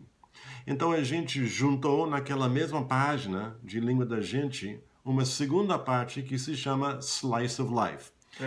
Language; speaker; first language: Portuguese; non-native, fluent; English